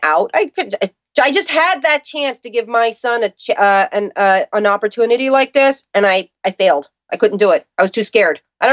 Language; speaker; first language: English; native; English